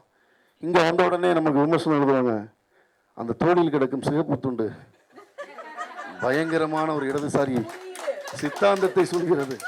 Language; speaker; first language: Tamil; native; Tamil